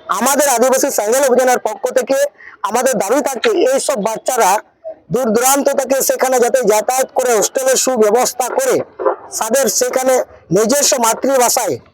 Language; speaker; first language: Bangla; non-native, local second language; Santali